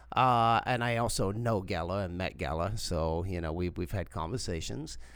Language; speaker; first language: English; native; English